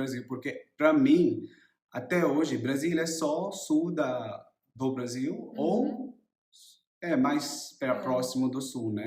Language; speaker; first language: Portuguese; non-native, learner; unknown